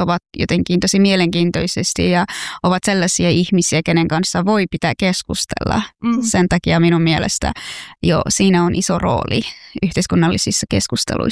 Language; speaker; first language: Finnish; non-native, fluent; Persian